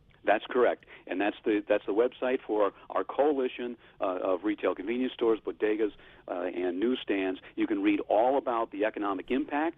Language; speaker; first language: English; native; English